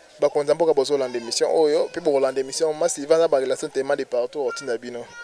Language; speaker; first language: Lingala; native; Lingala